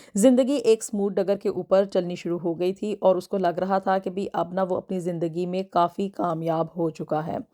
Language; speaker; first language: Urdu; native; Urdu